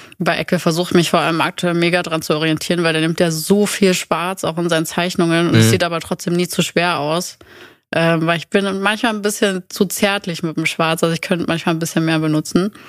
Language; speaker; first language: German; native; German